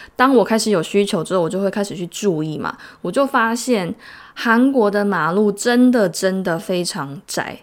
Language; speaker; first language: Chinese; native; Chinese